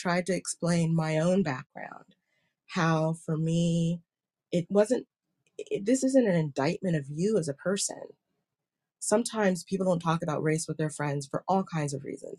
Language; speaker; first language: English; native; English